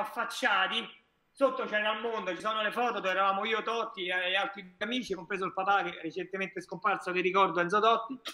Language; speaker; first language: Italian; native; Italian